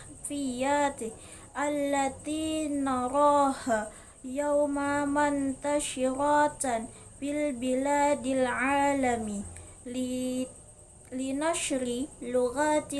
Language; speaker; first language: Arabic; non-native, learner; Indonesian